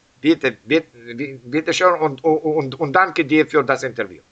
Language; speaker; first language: German; non-native, learner; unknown